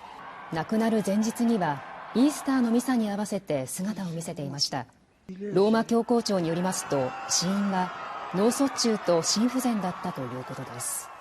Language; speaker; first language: Japanese; native; Japanese